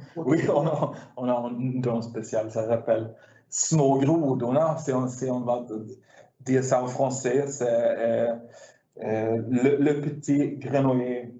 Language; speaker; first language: French; non-native, learner; Swedish